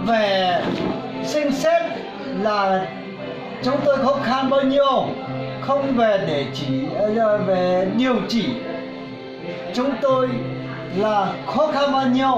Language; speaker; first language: Vietnamese; non-native, local second language; Hmong